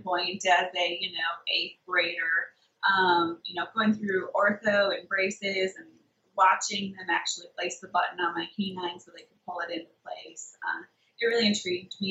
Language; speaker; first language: English; native; English